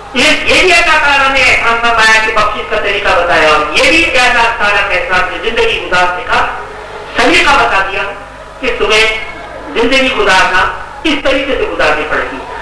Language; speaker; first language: Urdu; native; Urdu